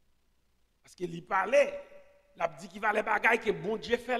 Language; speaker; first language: French; non-native, local second language; Haitian Creole